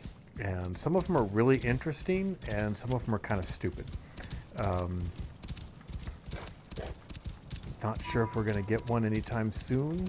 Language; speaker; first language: English; native; English